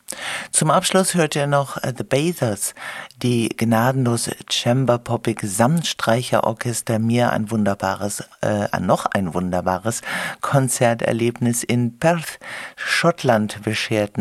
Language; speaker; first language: German; native; German